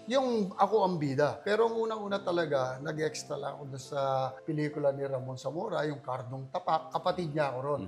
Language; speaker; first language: Filipino; native; Filipino